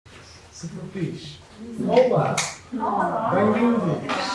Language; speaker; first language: Portuguese; non-native, learner; English